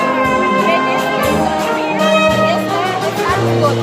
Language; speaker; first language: German; non-native, learner; Filipino